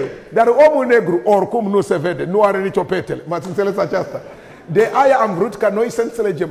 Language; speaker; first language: Romanian; non-native, learner; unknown